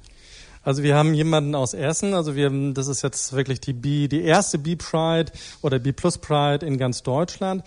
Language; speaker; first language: German; native; German